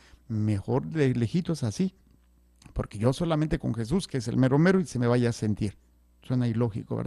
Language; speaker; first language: Spanish; native; Spanish